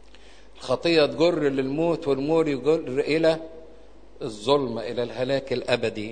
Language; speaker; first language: Arabic; native; Arabic